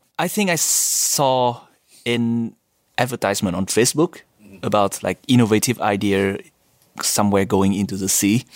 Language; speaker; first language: English; non-native, fluent; Vietnamese